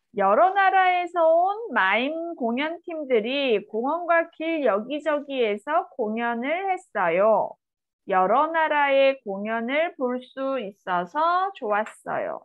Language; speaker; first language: Korean; native; Korean